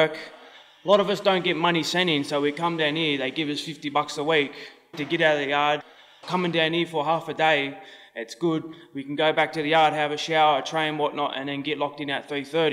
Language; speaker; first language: English; native; English